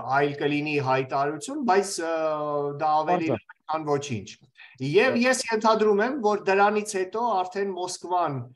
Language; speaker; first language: Armenian; native; Armenian